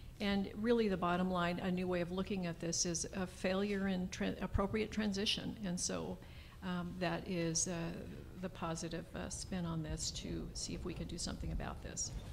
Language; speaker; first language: English; native; English